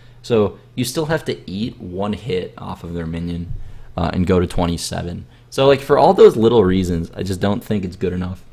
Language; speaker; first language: English; native; English